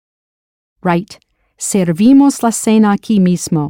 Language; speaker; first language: Spanish; non-native, fluent; English